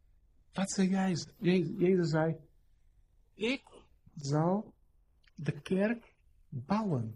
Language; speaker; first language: Dutch; non-native, fluent; Portuguese